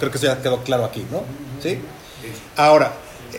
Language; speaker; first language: Spanish; native; Spanish